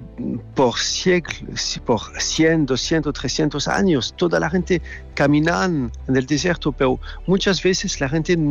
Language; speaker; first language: Spanish; non-native, learner; French